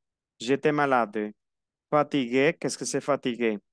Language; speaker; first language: French; non-native, fluent; Spanish